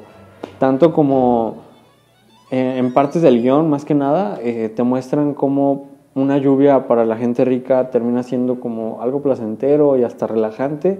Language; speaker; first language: Spanish; native; Spanish